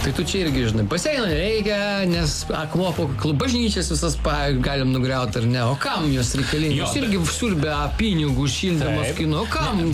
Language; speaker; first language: Lithuanian; native; Lithuanian